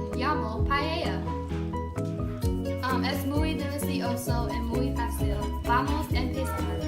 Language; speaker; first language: Spanish; non-native, learner; English